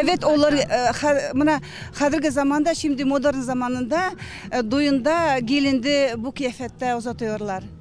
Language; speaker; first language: Turkish; non-native, learner; Bashkir